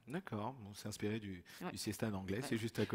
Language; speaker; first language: French; native; French